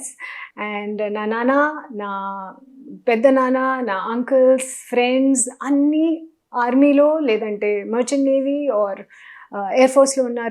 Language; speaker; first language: Telugu; non-native, learner; Hindi